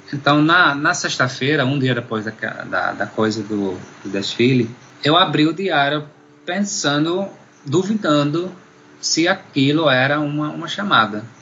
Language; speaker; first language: Portuguese; non-native, fluent; Dutch